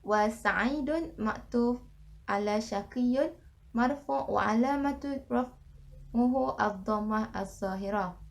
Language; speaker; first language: Arabic; non-native, learner; Malay